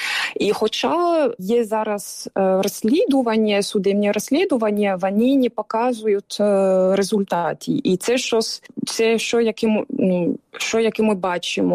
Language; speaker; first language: Ukrainian; non-native, fluent; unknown